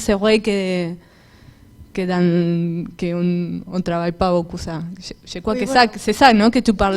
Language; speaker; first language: French; non-native, fluent; Spanish